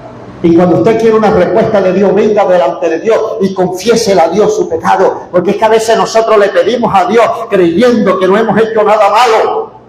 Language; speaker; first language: Spanish; native; Spanish